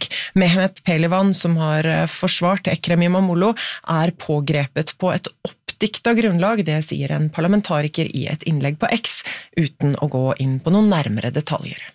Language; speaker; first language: Norwegian; native; Norwegian